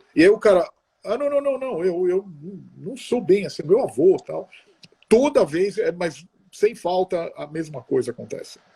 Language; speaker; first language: Portuguese; non-native, fluent; Italian